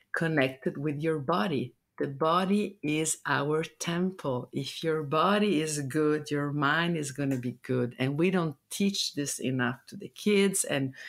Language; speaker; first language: English; non-native, fluent; Italian